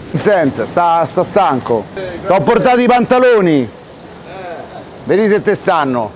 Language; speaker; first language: Italian; native; Italian